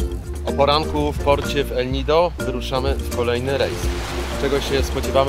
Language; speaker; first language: Polish; native; Polish